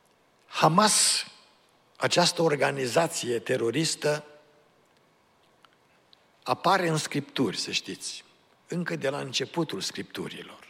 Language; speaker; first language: Romanian; native; Romanian